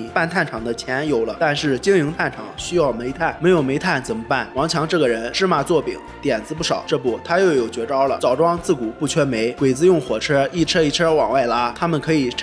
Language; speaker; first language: Chinese; native; Chinese